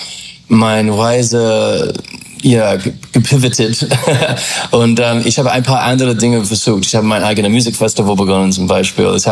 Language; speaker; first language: German; non-native, learner; English